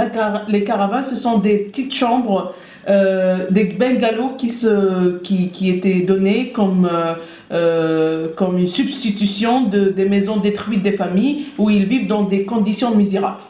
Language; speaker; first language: French; non-native, local second language; Arabic